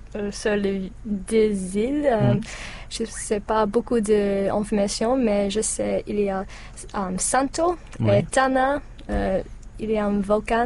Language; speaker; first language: French; non-native, learner; English